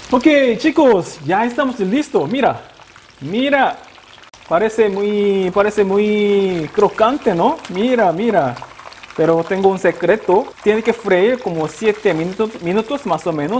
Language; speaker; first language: Spanish; non-native, local second language; Korean